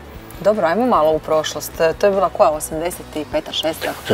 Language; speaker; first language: Croatian; native; Croatian